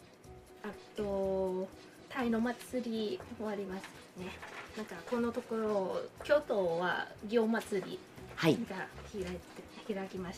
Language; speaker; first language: Japanese; non-native, learner; Thai